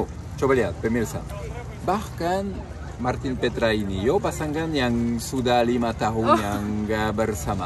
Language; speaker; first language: Indonesian; non-native, fluent; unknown